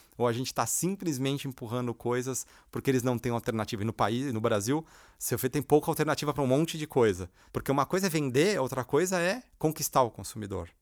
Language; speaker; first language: Portuguese; native; Portuguese